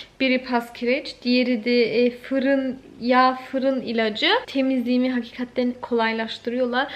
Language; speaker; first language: Turkish; early bilingual, heritage; Turkish